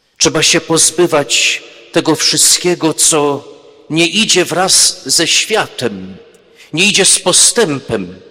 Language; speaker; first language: Polish; early bilingual, heritage; Polish